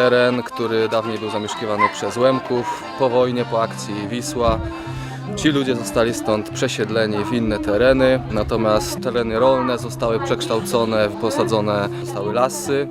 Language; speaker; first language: Polish; native; Polish